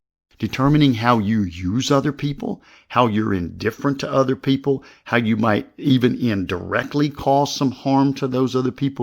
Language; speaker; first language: English; native; English